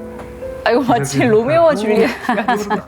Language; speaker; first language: Korean; native; Korean